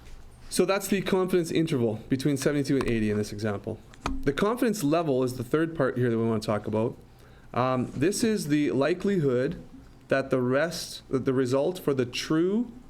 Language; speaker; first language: English; native; English